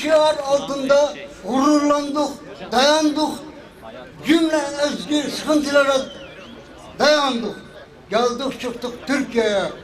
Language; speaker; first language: Turkish; early bilingual, heritage; Turkish